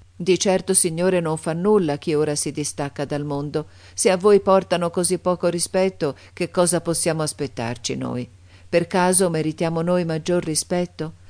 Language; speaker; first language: Italian; native; Italian